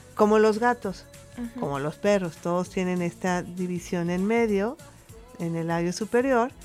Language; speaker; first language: Spanish; native; Spanish